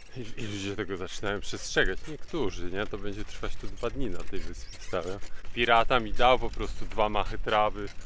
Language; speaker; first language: Polish; native; Polish